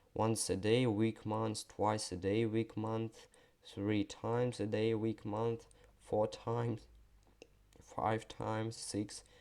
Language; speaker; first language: English; non-native, fluent; Ukrainian